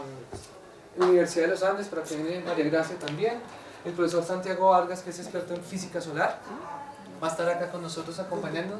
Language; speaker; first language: Spanish; native; Spanish